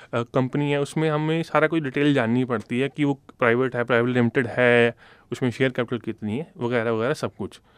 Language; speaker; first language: Hindi; non-native, local second language; Punjabi